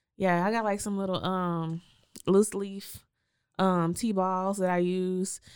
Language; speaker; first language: English; native; English